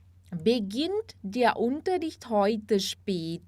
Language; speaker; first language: German; non-native, fluent; Portuguese